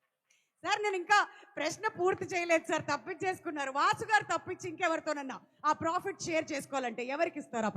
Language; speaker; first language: Telugu; native; Telugu